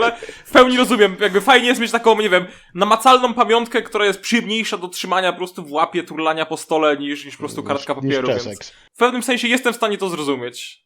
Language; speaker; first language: Polish; native; Polish